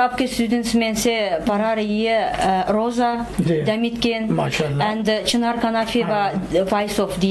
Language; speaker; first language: Hindi; non-native, fluent; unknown